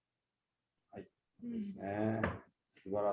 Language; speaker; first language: Japanese; native; Japanese